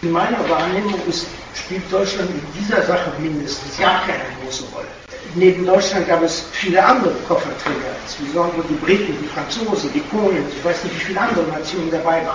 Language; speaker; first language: German; native; German